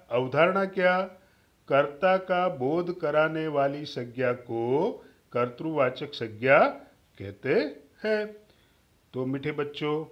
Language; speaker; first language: Hindi; non-native, local second language; Gujarati